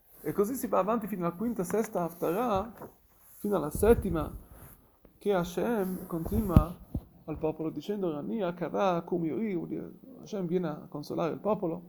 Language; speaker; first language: Italian; non-native, fluent; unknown